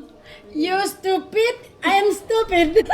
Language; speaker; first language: English; non-native, learner; Indonesian